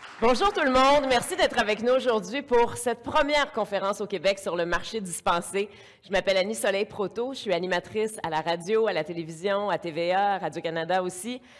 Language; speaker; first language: French; native; French